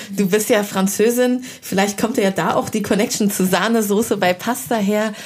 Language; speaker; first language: German; early bilingual, other home language; Persian